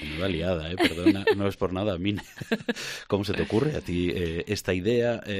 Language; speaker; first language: Spanish; native; Spanish